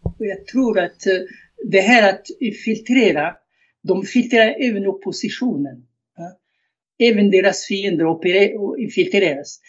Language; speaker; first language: Swedish; non-native, fluent; Arabic